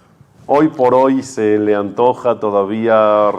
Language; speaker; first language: Spanish; native; Spanish